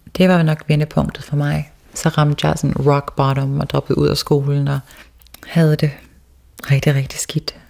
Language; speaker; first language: Danish; early bilingual, other home language; Faroese